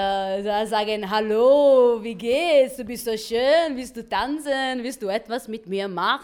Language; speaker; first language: German; non-native, learner; Italian